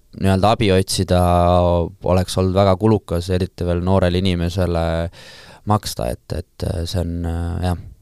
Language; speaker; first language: Estonian; native; Estonian